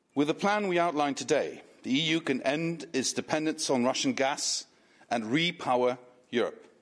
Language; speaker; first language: English; non-native, fluent; Dutch